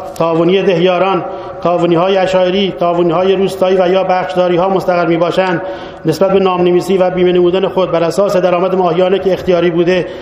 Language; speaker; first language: Persian; non-native, local second language; Baluchi